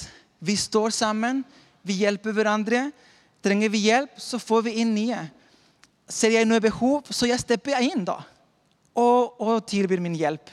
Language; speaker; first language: Norwegian; non-native, fluent; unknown